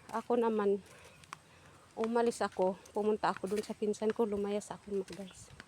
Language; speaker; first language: Filipino; non-native, local second language; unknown